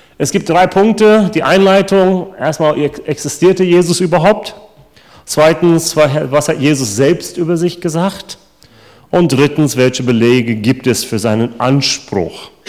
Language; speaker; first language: German; non-native, fluent; English